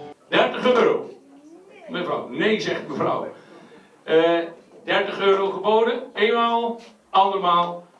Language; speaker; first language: Dutch; native; Dutch